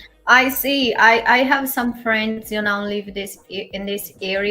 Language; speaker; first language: English; non-native, learner; Portuguese